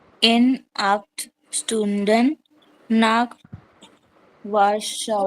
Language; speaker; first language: German; non-native, learner; Hindi